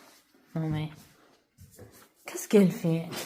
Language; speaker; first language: French; non-native, learner; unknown